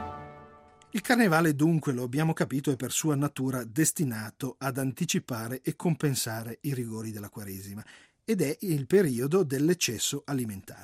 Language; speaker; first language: Italian; native; Italian